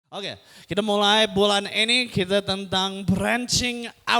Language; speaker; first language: Indonesian; non-native, fluent; English